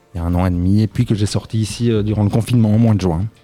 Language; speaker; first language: French; native; French